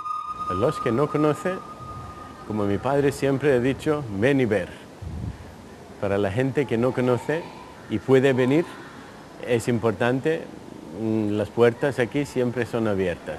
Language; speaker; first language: Spanish; early bilingual, heritage; Spanish